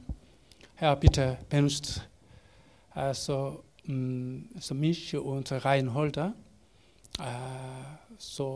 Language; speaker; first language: German; non-native, learner; Korean